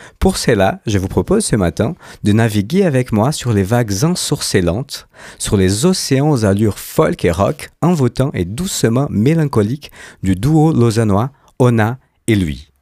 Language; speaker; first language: French; non-native, fluent; Portuguese